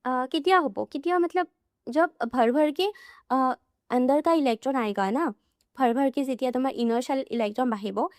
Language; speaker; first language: Hindi; non-native, local second language; Assamese